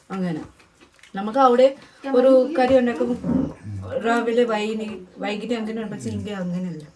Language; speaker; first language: Malayalam; non-native, local second language; Nepali